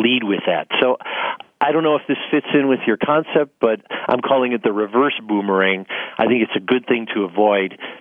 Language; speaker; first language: English; native; English